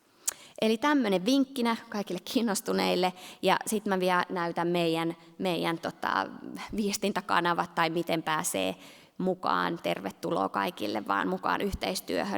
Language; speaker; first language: Finnish; native; Finnish